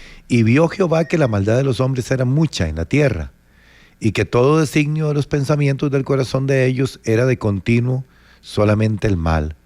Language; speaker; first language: Spanish; native; Spanish